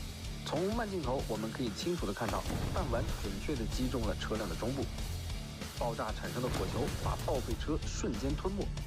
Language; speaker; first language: Chinese; native; Chinese